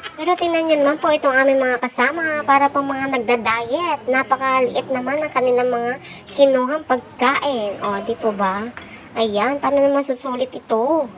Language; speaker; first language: Filipino; native; Filipino